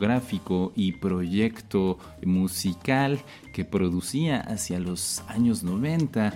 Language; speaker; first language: Spanish; native; Spanish